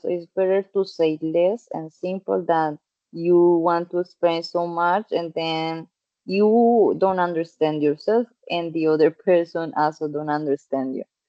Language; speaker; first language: English; non-native, fluent; Spanish